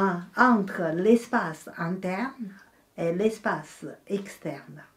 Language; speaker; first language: French; non-native, fluent; Chinese